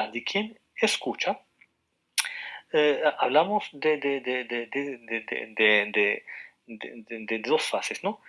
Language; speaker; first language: Spanish; non-native, fluent; Arabic